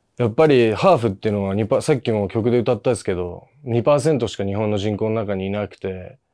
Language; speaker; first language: Japanese; native; Japanese